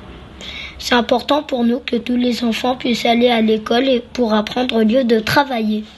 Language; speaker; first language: French; native; French